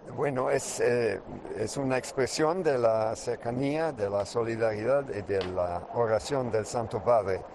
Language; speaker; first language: Spanish; non-native, fluent; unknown